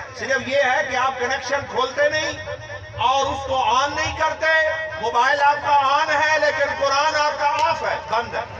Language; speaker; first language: Urdu; non-native, local second language; Punjabi